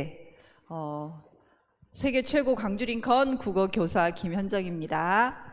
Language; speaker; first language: Korean; native; Korean